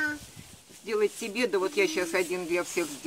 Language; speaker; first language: Russian; native; Russian